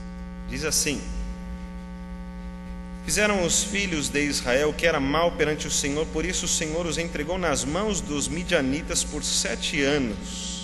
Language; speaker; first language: Portuguese; native; Portuguese